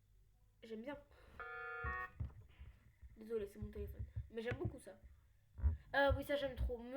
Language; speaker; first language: French; native; French